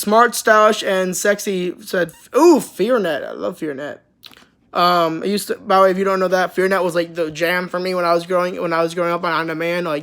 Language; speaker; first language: English; native; English